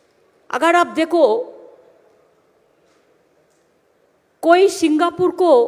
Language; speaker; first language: Hindi; non-native, local second language; Bangla